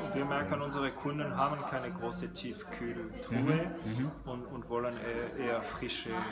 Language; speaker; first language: German; non-native, fluent; French